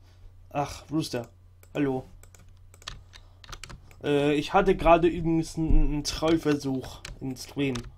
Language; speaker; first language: German; native; German